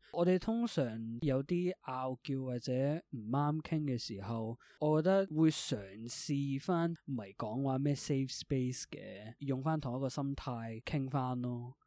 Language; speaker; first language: Cantonese; early bilingual, other home language; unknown